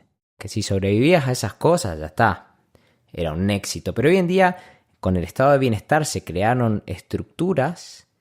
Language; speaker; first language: Spanish; native; Spanish